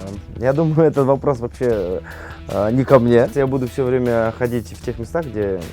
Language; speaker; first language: Russian; native; Russian